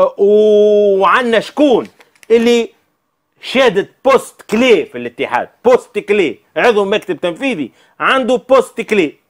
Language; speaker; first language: Arabic; native; Arabic